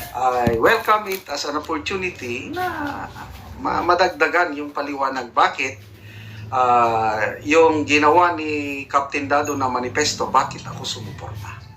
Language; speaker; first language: Filipino; native; Filipino